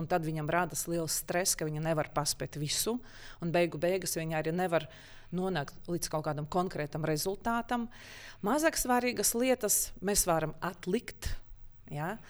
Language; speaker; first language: Latvian; non-native, local second language; Russian